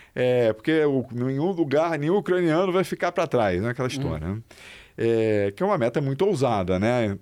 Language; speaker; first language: Portuguese; native; Portuguese